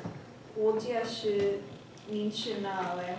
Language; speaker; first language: Chinese; non-native, learner; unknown